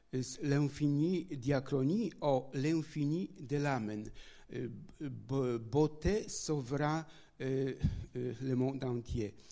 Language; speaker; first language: French; non-native, learner; Polish